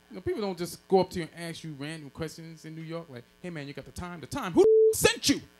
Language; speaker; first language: English; native; English